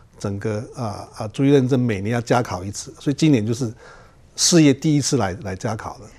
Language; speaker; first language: Chinese; non-native, local second language; Amis